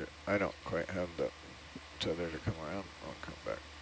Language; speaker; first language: English; native; English